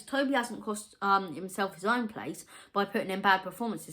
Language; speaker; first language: English; native; English